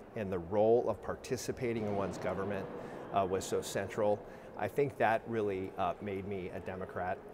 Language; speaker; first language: English; native; English